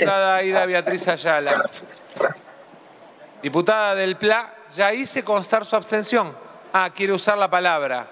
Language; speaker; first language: Spanish; native; Spanish